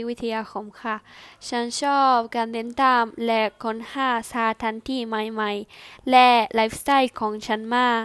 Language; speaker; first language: Thai; non-native, learner; Italian